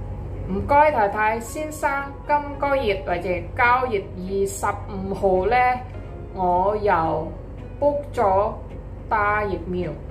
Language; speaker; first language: Cantonese; non-native, learner; Indonesian